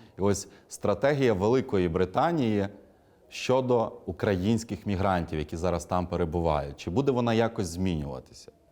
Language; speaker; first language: Ukrainian; native; Ukrainian